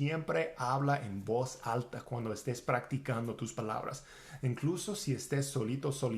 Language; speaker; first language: Spanish; non-native, fluent; English